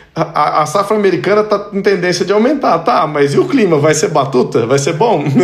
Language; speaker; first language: Portuguese; native; Portuguese